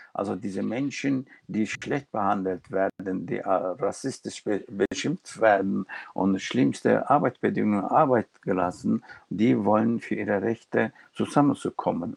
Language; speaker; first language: German; non-native, local second language; Turkish